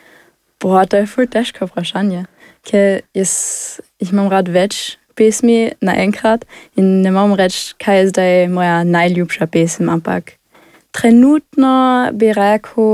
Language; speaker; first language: Slovenian; non-native, local second language; German